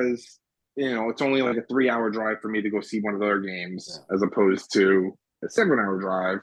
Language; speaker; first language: English; native; English